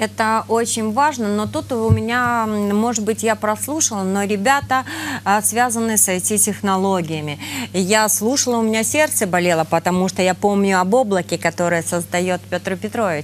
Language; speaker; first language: Russian; native; Russian